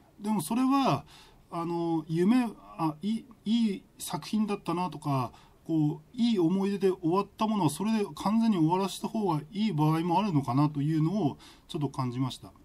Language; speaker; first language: Japanese; native; Japanese